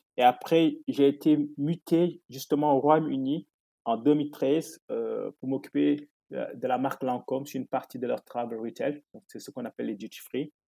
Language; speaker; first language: French; non-native, local second language; Wolof